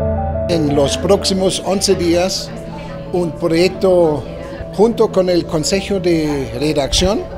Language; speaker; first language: Spanish; non-native, fluent; German